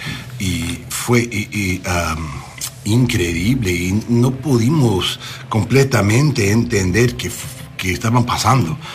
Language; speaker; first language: Spanish; non-native, learner; English